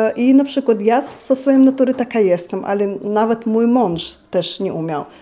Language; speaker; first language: Polish; non-native, fluent; Chechen